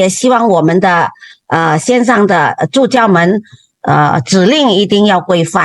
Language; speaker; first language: Chinese; non-native, fluent; Indonesian